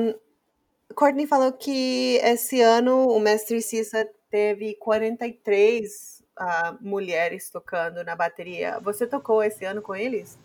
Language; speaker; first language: Portuguese; non-native, fluent; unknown